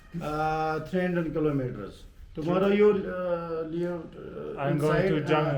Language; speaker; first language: English; non-native, learner; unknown